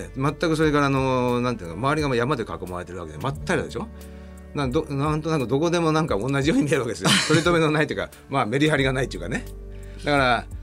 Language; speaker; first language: Japanese; native; Japanese